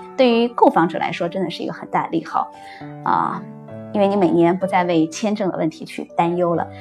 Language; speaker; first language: Chinese; native; Chinese